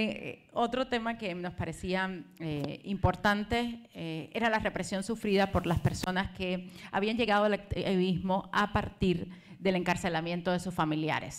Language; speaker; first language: Spanish; native; Spanish